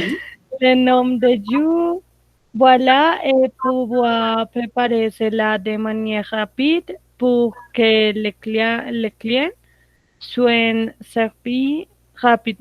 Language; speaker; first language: French; non-native, learner; Spanish